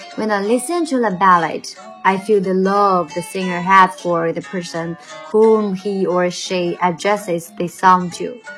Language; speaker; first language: English; non-native, fluent; Chinese